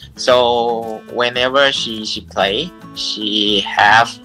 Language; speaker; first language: English; non-native, fluent; Thai